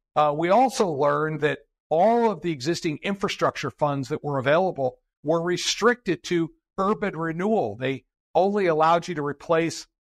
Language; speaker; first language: English; native; English